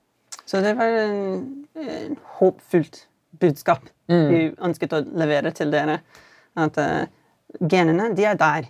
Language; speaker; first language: Swedish; non-native, fluent; English